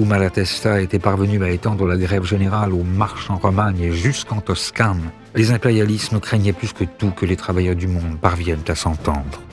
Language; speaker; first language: French; native; French